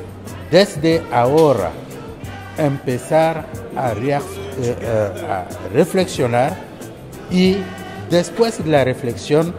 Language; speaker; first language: Spanish; non-native, fluent; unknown